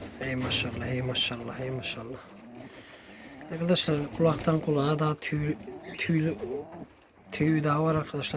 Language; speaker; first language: Turkish; native; Turkish